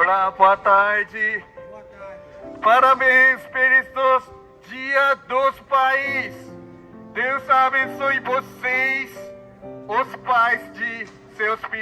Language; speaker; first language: Portuguese; non-native, learner; Korean